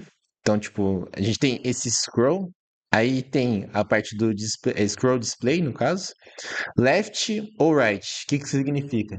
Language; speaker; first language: Portuguese; native; Portuguese